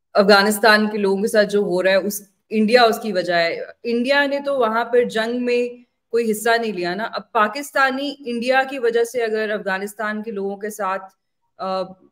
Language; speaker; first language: Hindi; native; Hindi